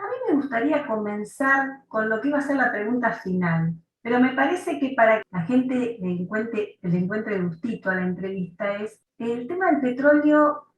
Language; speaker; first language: Spanish; native; Spanish